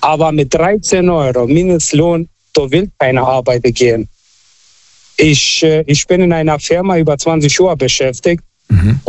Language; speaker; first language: German; non-native, fluent; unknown